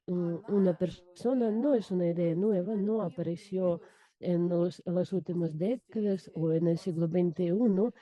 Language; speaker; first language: Spanish; non-native, fluent; Russian